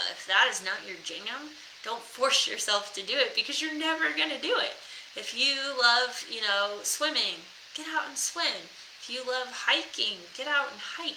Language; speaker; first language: English; native; English